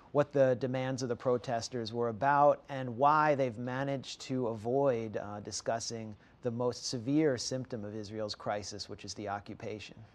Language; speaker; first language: English; native; English